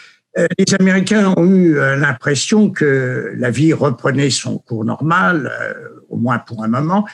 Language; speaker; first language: French; native; French